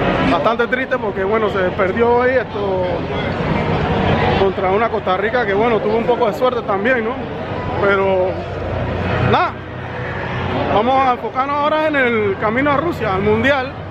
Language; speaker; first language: Spanish; native; Spanish